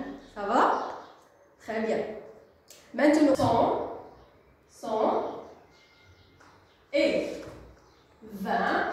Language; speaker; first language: French; non-native, local second language; Arabic